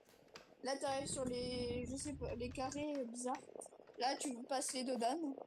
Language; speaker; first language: French; native; French